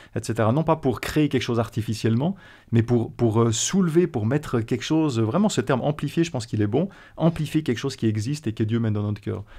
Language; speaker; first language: French; native; French